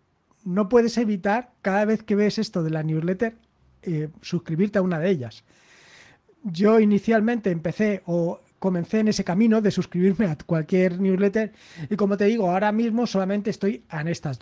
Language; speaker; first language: Spanish; native; Spanish